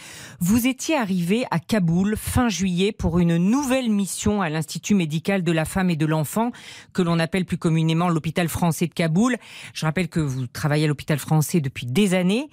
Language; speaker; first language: French; native; French